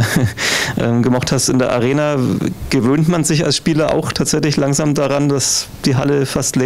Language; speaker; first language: German; native; German